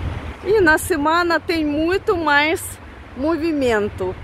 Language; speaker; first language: Portuguese; non-native, fluent; Russian